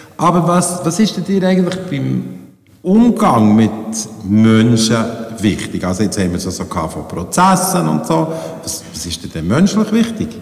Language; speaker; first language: German; native; German